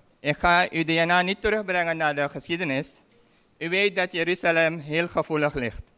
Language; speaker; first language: Dutch; native; Dutch